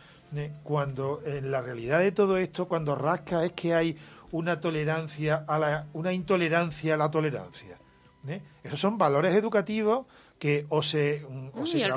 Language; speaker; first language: Spanish; native; Spanish